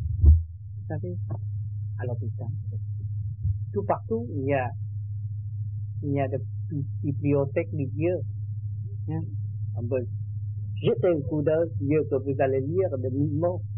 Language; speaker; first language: French; non-native, learner; Vietnamese